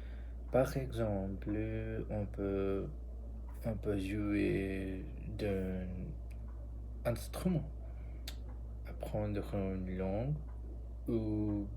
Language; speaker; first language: French; non-native, learner; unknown